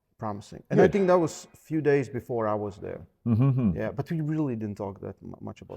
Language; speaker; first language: English; non-native, fluent; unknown